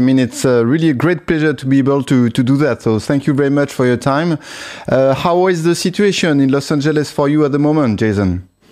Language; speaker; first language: English; non-native, fluent; French